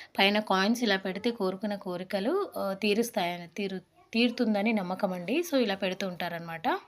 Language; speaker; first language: Telugu; non-native, local second language; Lambadi